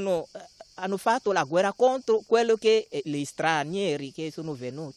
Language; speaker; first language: Italian; non-native, learner; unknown